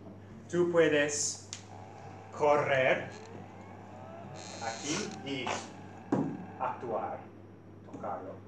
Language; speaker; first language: Spanish; non-native, fluent; English